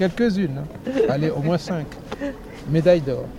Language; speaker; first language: French; native; French